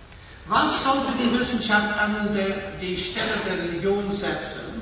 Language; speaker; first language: German; non-native, fluent; English